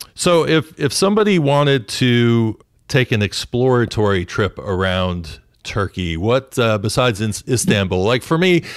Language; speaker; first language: English; native; English